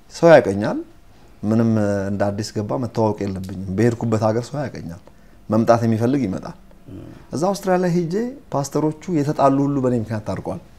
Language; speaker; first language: Amharic; native; Amharic